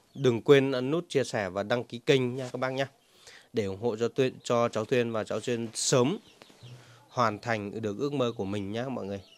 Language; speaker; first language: Vietnamese; non-native, local second language; Hmong